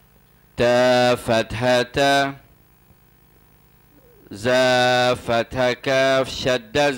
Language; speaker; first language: Arabic; non-native, learner; Malay